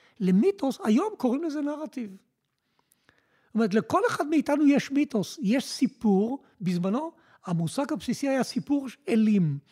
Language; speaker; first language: Hebrew; early bilingual, other home language; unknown